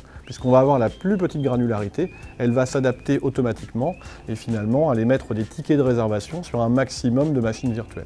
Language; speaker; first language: French; native; French